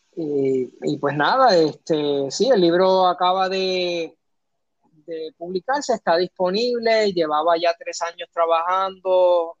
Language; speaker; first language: Spanish; early bilingual, heritage; Spanish